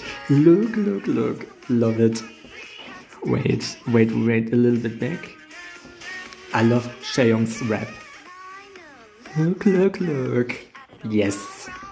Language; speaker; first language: English; non-native, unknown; German